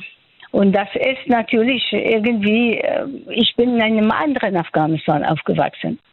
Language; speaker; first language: German; non-native, fluent; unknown